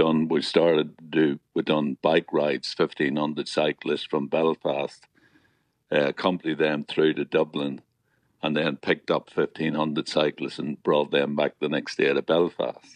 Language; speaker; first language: English; native; English